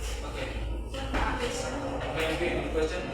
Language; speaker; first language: English; non-native, learner; Indonesian